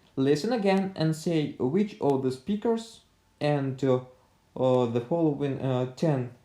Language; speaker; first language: English; non-native, fluent; Russian